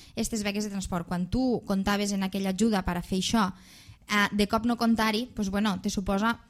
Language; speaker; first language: Catalan; native; Catalan